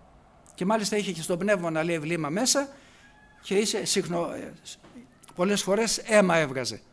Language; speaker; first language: Greek; native; Greek